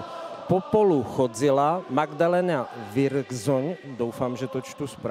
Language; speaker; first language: Czech; native; Czech